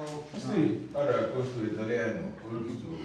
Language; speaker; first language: Italian; non-native, learner; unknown